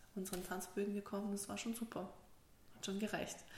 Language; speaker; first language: German; early bilingual, other home language; Russian